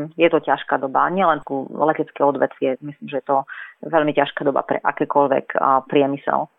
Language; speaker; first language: Slovak; native; Slovak